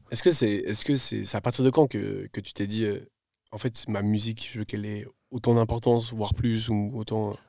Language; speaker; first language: French; native; French